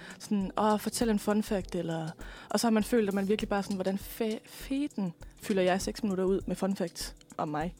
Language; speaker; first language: Danish; native; Danish